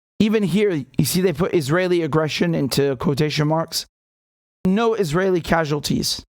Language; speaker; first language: English; native; English